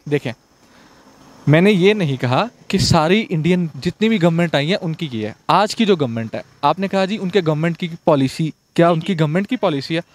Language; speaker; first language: Urdu; native; Urdu